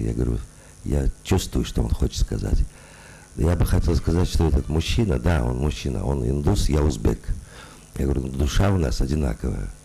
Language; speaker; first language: Russian; non-native, local second language; Uzbek